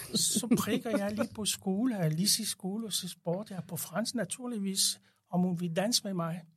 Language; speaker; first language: Danish; non-native, fluent; French